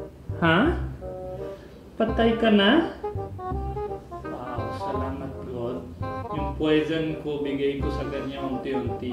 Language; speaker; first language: Filipino; non-native, learner; Punjabi